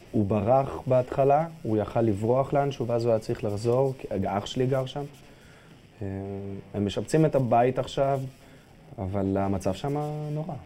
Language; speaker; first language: Hebrew; early bilingual, other home language; Russian